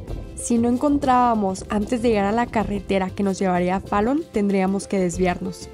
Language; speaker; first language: Spanish; native; Spanish